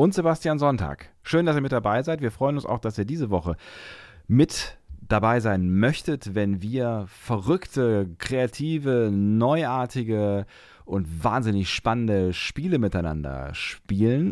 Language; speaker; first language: German; native; German